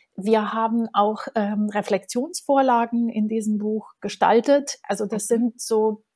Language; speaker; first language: German; non-native, fluent; Romanian